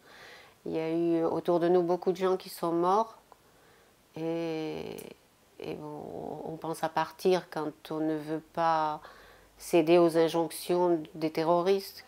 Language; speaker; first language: French; non-native, local second language; Arabic